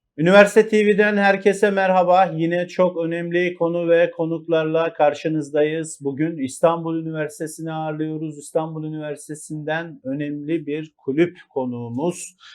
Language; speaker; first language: Turkish; native; Turkish